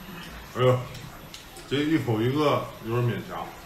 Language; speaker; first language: Chinese; native; Chinese